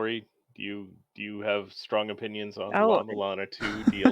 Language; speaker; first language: English; native; English